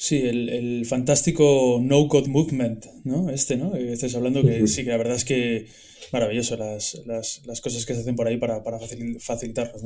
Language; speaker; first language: Spanish; native; Spanish